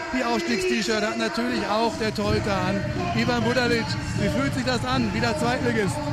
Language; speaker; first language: German; native; German